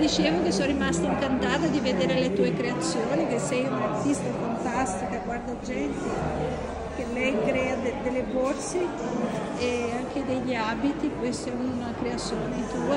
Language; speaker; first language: Italian; non-native, fluent; Portuguese